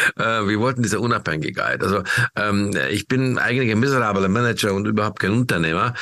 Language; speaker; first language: German; non-native, fluent; Hungarian